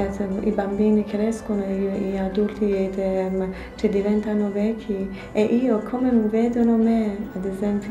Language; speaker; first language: Italian; non-native, fluent; Persian